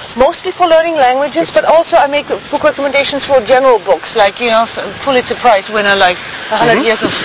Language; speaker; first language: English; non-native, fluent; German